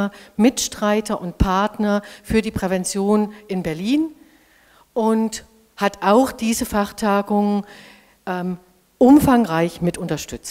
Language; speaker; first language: German; native; German